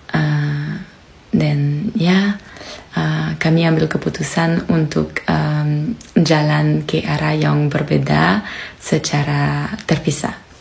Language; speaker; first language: Indonesian; non-native, fluent; French